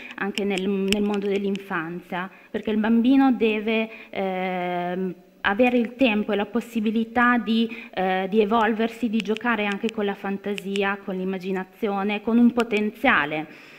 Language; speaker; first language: Italian; native; Italian